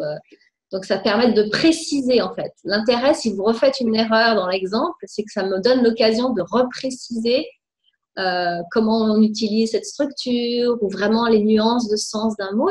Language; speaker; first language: French; native; French